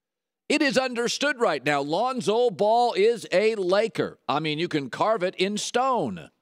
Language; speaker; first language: English; native; English